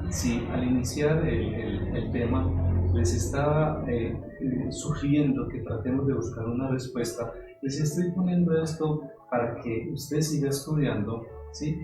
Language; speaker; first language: Spanish; native; Spanish